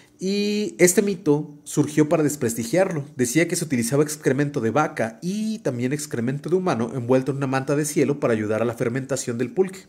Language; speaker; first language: Spanish; native; Spanish